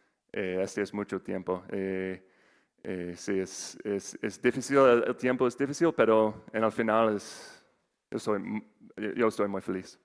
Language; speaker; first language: Spanish; non-native, learner; English